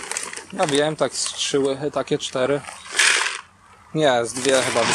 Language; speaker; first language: Polish; native; Polish